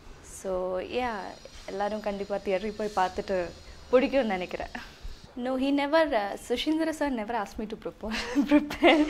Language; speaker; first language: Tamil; non-native, learner; English